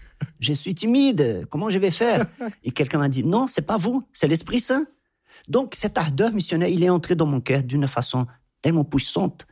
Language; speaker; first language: French; non-native, fluent; Portuguese